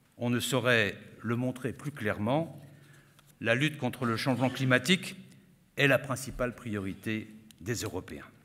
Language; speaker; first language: French; native; French